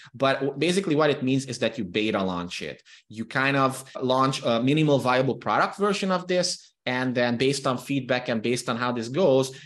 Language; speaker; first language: English; non-native, fluent; Hungarian